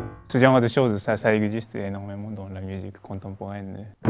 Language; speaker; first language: French; non-native, fluent; Japanese